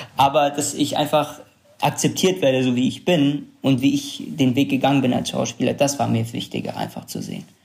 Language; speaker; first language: German; early bilingual, other home language; Kurdish